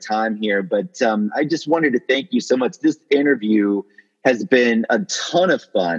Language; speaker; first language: English; native; English